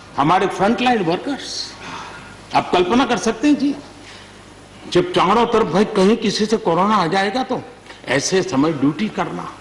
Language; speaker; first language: Hindi; non-native, local second language; Gujarati